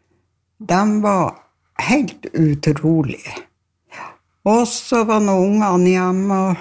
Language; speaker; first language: Norwegian; native; Norwegian